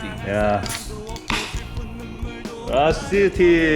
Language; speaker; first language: Korean; native; Korean